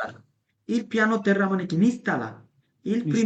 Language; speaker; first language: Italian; non-native, fluent; Bangla